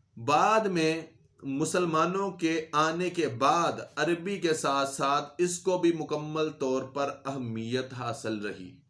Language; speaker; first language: Urdu; non-native, local second language; Punjabi